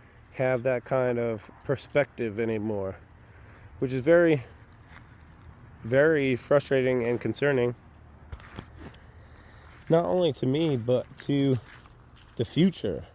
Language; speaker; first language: English; native; English